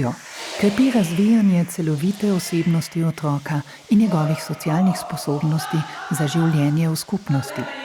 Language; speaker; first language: Slovenian; native; Slovenian